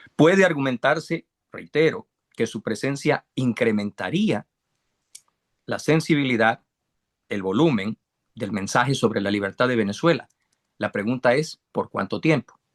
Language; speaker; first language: Spanish; native; Spanish